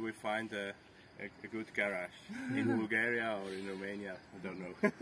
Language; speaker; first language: English; non-native, learner; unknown